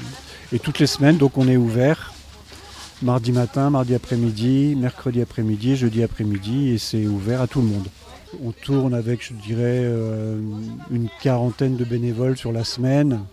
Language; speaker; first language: French; native; French